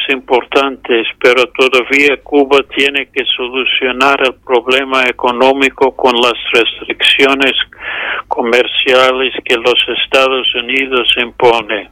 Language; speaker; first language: Spanish; non-native, fluent; English